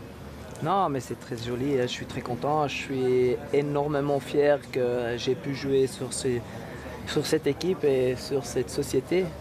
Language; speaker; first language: French; non-native, local second language; Dutch